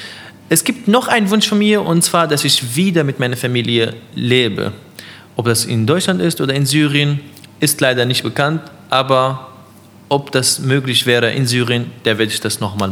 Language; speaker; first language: German; non-native, fluent; Arabic